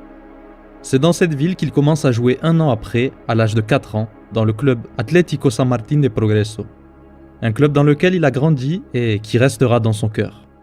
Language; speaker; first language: French; native; French